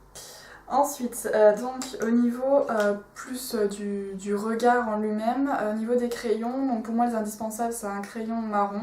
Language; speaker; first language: French; native; French